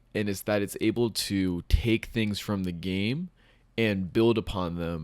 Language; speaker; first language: English; native; English